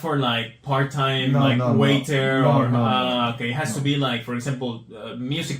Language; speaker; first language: English; non-native, fluent; Spanish